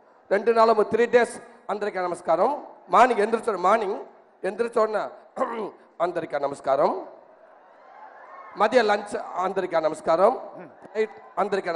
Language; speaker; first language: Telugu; non-native, learner; Tamil